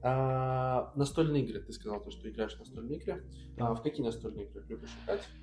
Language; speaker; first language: Russian; native; Russian